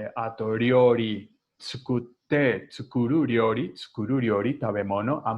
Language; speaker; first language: Japanese; non-native, learner; Spanish